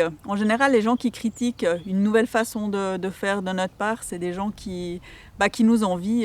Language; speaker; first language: French; native; French